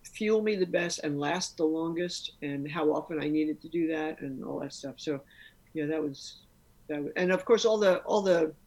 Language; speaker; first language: English; native; English